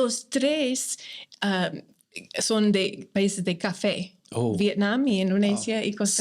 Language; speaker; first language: Spanish; non-native, fluent; English